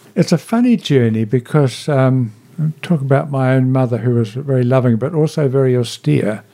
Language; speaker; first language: English; native; English